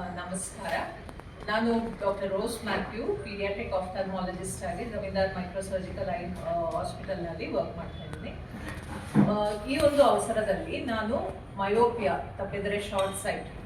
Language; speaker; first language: Kannada; non-native, learner; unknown